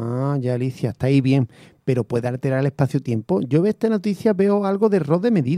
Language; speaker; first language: Spanish; native; Spanish